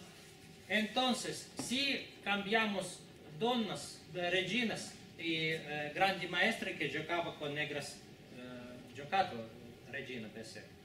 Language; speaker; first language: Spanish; non-native, fluent; Russian